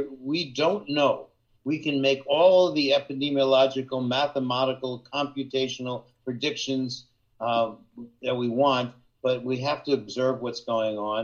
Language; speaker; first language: English; native; English